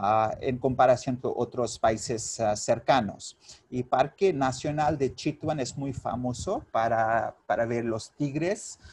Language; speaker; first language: Spanish; non-native, fluent; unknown